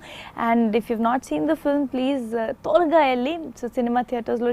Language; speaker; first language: Telugu; non-native, fluent; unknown